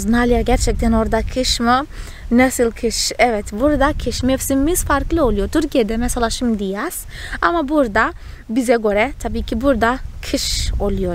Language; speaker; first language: Turkish; non-native, fluent; Portuguese